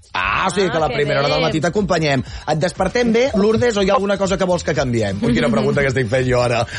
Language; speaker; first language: Catalan; native; Catalan